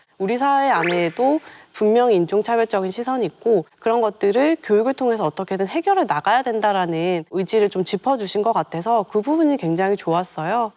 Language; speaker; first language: Korean; native; Korean